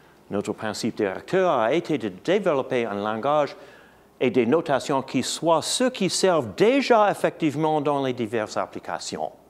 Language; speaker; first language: French; non-native, fluent; English